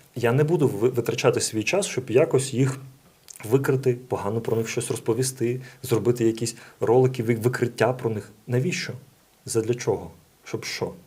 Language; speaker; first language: Ukrainian; non-native, local second language; Russian